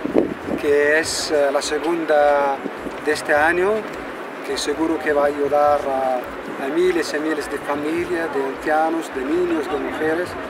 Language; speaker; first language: Spanish; non-native, fluent; Arabic